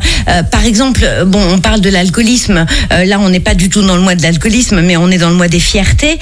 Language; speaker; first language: French; native; French